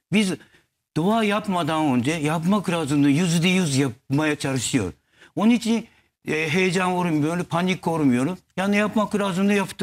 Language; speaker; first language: Turkish; non-native, learner; Japanese